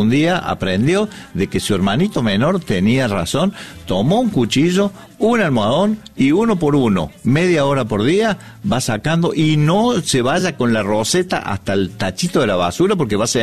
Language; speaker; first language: Spanish; native; Spanish